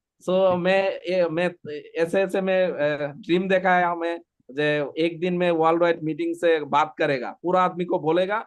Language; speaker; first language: Hindi; non-native, learner; Bangla